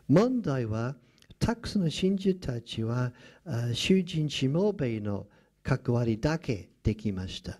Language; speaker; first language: Japanese; non-native, fluent; English